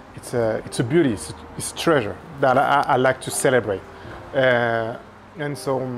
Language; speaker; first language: English; non-native, fluent; French